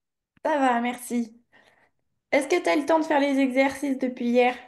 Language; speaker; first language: French; native; French